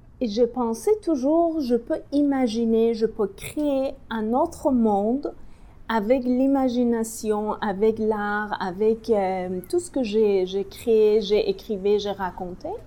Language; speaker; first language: French; non-native, learner; Persian